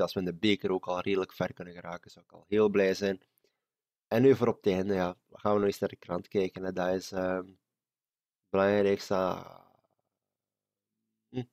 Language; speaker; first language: Dutch; native; Dutch